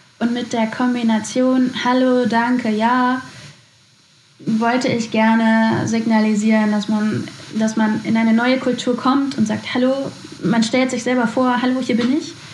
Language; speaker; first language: German; native; German